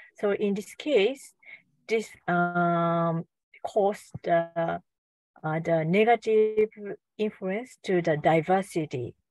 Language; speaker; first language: English; non-native, learner; Japanese